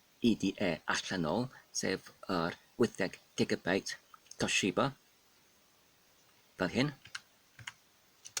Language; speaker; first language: Welsh; non-native, fluent; English